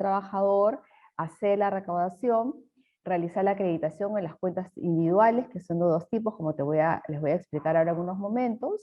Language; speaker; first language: Spanish; native; Spanish